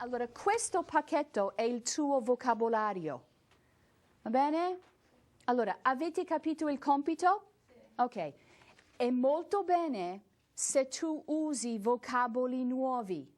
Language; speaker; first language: Italian; non-native, fluent; English